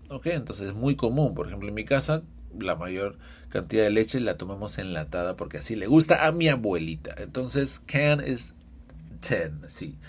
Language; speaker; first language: Spanish; early bilingual, heritage; Spanish